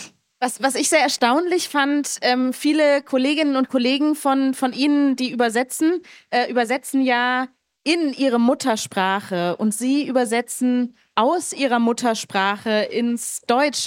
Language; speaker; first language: German; native; German